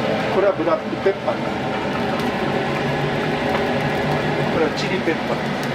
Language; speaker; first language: Japanese; native; Japanese